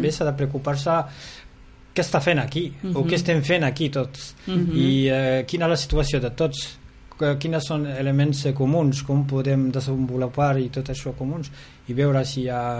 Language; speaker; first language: Catalan; non-native, fluent; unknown